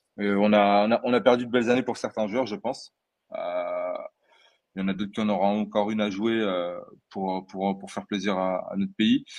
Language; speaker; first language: French; early bilingual, other home language; Portuguese